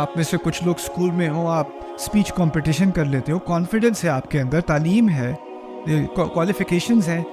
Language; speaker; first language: Urdu; early bilingual, heritage; Urdu